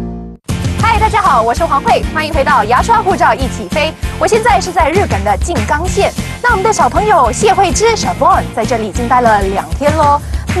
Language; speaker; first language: Chinese; native; Chinese